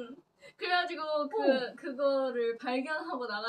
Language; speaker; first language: Korean; early bilingual, heritage; Korean